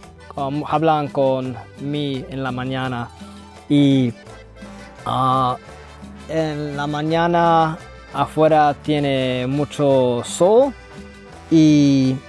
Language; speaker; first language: Spanish; non-native, learner; English